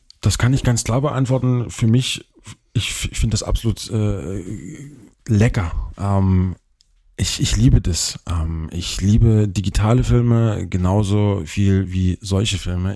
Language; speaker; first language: German; native; German